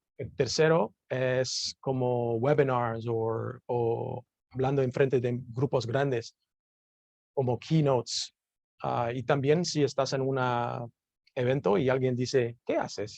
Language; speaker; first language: Spanish; non-native, learner; English